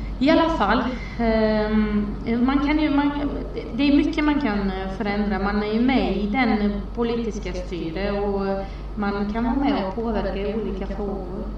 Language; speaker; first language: Swedish; non-native, fluent; Romanian